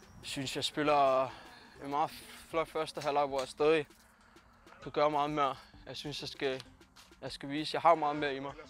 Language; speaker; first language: Danish; early bilingual, other home language; Punjabi